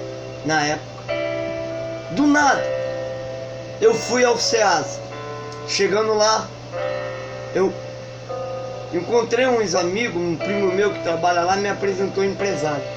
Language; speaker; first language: Portuguese; native; Portuguese